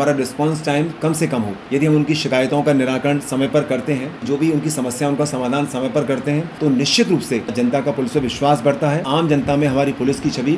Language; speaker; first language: Hindi; native; Hindi